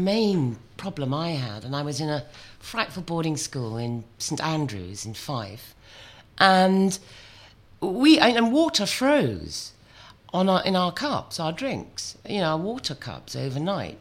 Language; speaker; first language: English; native; English